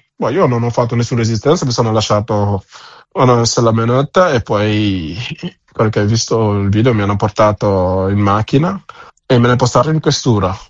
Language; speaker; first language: Italian; non-native, fluent; Wolof